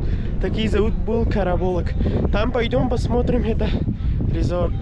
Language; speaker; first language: Russian; non-native, learner; Urdu